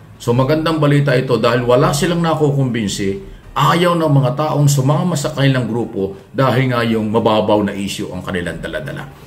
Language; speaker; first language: Filipino; native; Filipino